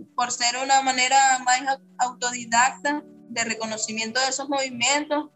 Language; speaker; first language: Spanish; native; Spanish